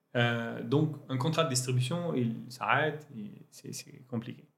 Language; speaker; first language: French; non-native, local second language; Arabic